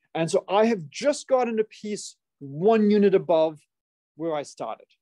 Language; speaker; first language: English; native; English